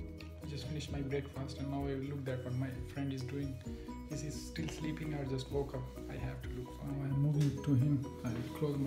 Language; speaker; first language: English; non-native, learner; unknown